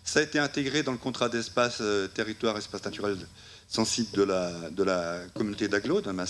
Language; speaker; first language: French; native; French